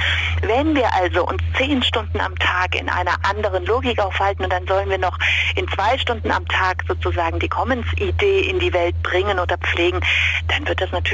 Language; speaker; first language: German; native; German